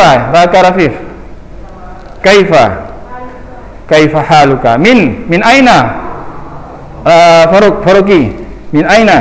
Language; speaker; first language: Arabic; non-native, fluent; Indonesian